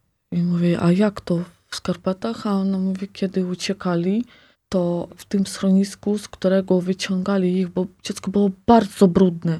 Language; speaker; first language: Polish; non-native, fluent; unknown